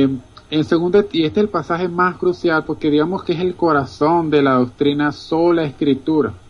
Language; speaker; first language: Spanish; native; Spanish